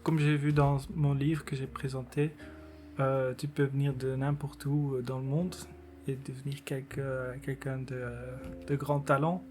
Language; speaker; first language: French; non-native, local second language; Dutch